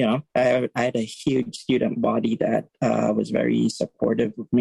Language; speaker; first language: English; native; English